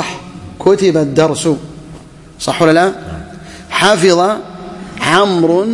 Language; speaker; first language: Arabic; native; Arabic